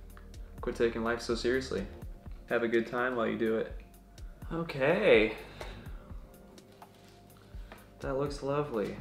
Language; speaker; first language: English; native; English